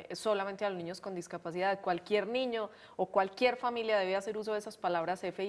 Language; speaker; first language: Spanish; native; Spanish